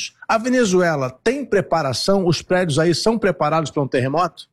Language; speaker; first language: Portuguese; native; Portuguese